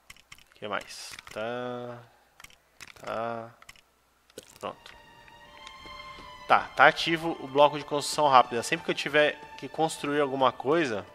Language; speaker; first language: Portuguese; native; Portuguese